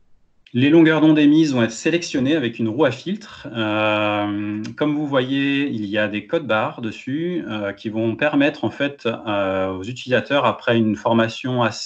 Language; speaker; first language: French; native; French